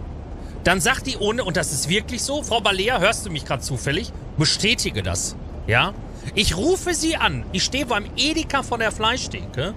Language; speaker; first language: German; native; German